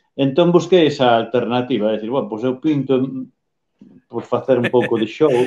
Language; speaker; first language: Galician; native; Galician